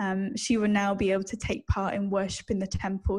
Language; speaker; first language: English; native; English